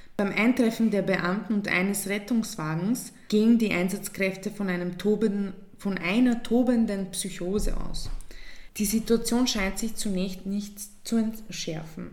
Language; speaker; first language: German; early bilingual, other home language; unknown